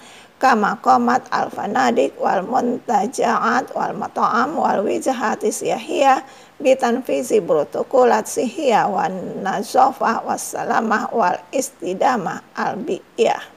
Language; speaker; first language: Arabic; non-native, fluent; Indonesian